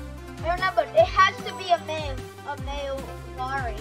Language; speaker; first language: English; native; English